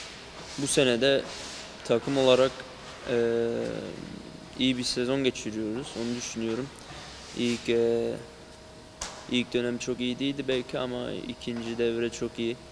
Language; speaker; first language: Turkish; early bilingual, heritage; Turkish